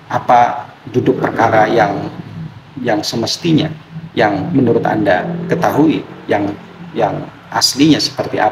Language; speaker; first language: Indonesian; native; Indonesian